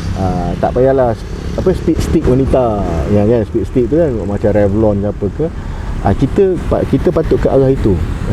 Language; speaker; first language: Malay; native; Malay